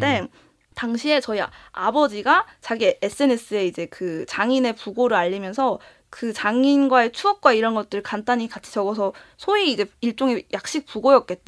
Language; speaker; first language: Korean; native; Korean